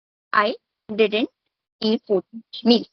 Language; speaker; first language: English; non-native, learner; Hindi